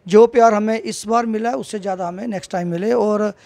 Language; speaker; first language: Hindi; native; Hindi